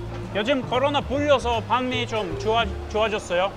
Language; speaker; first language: Korean; non-native, fluent; Russian